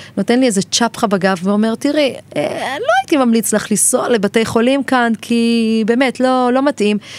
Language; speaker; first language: Hebrew; native; Hebrew